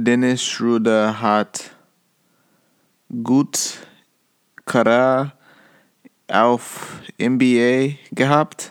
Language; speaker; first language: German; non-native, learner; English